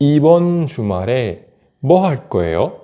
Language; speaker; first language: Korean; non-native, fluent; French